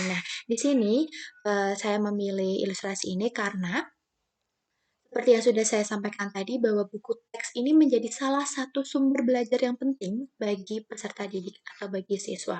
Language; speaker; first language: Indonesian; native; Indonesian